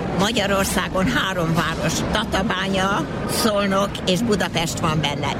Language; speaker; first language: Hungarian; early bilingual, heritage; Hungarian